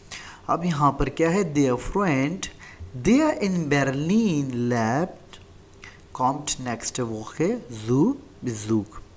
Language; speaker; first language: German; non-native, fluent; Hindi